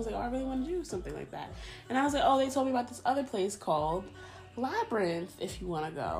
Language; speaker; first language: English; early bilingual, other home language; Spanish